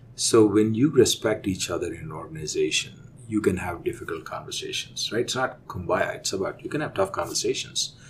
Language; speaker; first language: English; non-native, local second language; Telugu